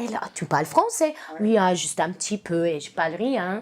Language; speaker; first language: French; non-native, learner; English